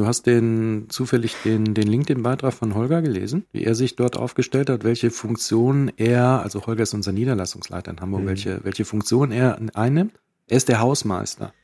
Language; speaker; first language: German; native; German